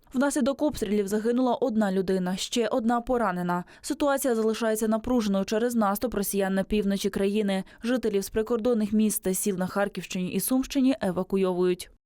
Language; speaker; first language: Ukrainian; native; Ukrainian